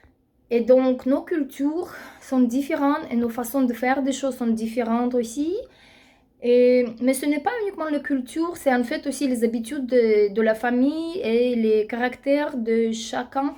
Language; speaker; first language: French; non-native, fluent; Russian